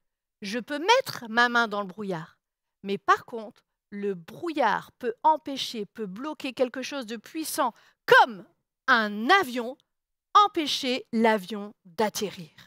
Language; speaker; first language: French; native; French